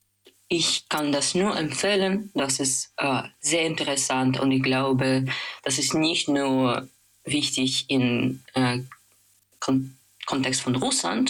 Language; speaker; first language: German; non-native, fluent; Russian